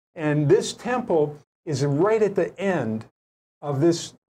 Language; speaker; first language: English; native; English